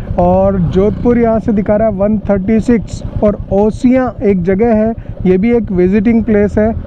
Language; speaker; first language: Hindi; native; Hindi